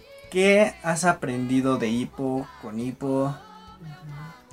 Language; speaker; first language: Spanish; native; Spanish